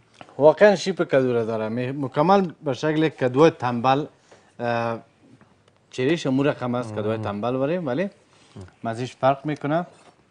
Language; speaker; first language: Persian; native; Persian